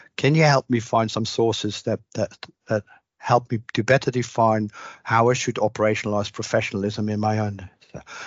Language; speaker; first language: English; non-native, fluent; Dutch